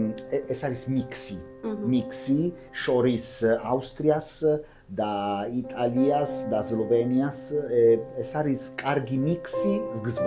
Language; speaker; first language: Georgian; non-native, learner; Italian